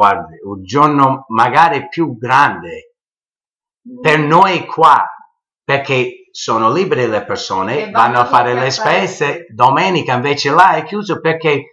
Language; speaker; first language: Italian; early bilingual, heritage; English